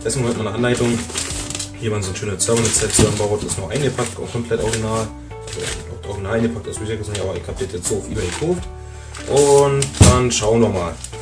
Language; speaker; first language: German; native; German